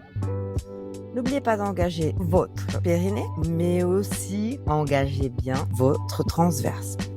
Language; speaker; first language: French; native; French